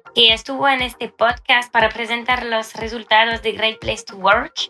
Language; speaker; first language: Spanish; non-native, fluent; French